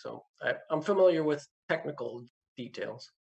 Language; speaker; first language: English; native; English